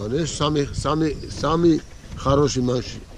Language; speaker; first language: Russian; non-native, learner; Georgian